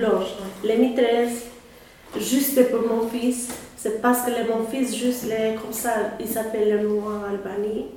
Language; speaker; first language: French; non-native, learner; Albanian